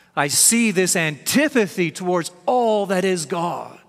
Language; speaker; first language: English; native; English